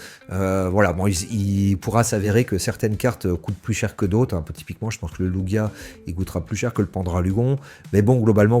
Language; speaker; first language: French; native; French